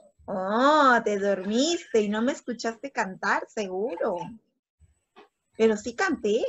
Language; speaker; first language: Spanish; native; Spanish